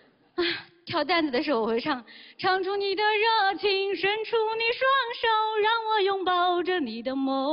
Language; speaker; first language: Chinese; native; Chinese